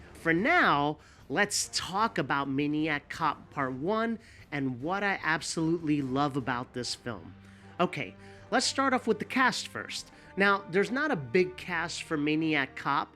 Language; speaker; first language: English; native; English